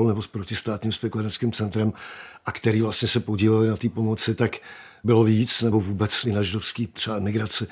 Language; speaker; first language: Czech; native; Czech